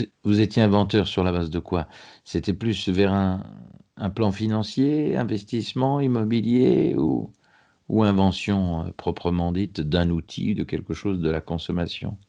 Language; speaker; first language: French; native; French